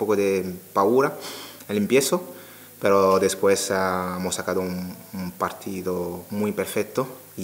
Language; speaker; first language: Spanish; non-native, learner; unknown